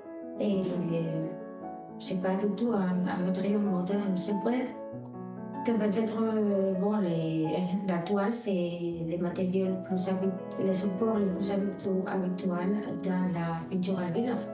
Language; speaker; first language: French; non-native, fluent; Spanish